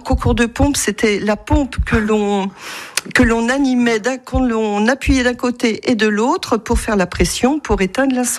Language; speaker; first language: French; native; French